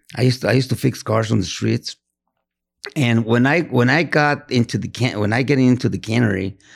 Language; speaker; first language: English; non-native, fluent; Spanish